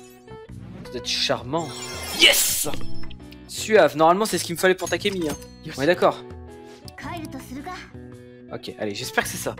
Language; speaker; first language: French; native; French